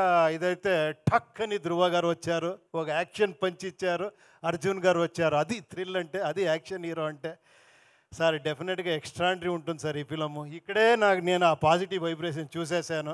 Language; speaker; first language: Telugu; non-native, local second language; Kannada